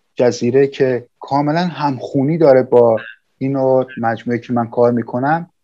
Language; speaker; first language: Persian; native; Persian